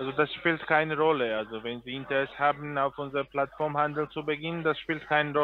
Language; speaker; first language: German; non-native, learner; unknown